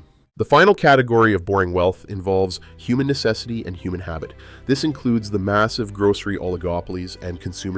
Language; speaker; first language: English; native; English